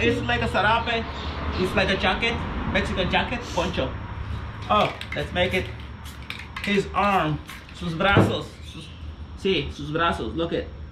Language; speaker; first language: English; non-native, fluent; Spanish